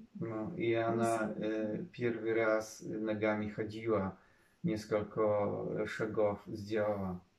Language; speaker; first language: Polish; non-native, learner; Russian